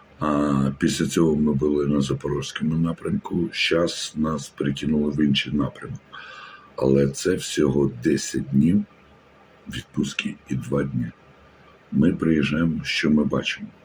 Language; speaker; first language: Ukrainian; native; Ukrainian